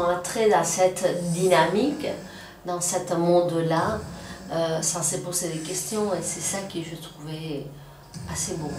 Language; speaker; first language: French; non-native, fluent; Spanish